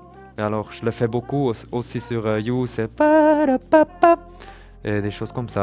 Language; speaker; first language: French; non-native, learner; German